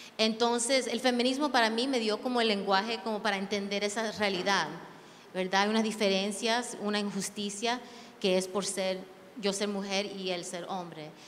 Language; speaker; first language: Spanish; early bilingual, heritage; Spanish